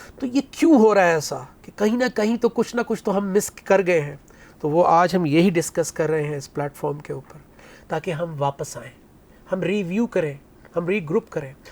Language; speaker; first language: Urdu; native; Urdu